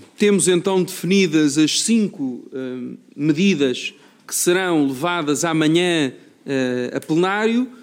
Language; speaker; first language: Portuguese; native; Portuguese